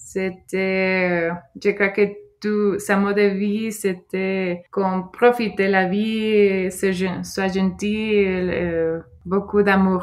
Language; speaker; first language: French; non-native, fluent; Spanish